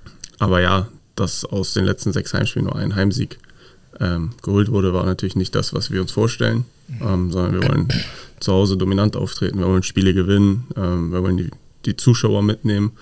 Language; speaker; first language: German; native; German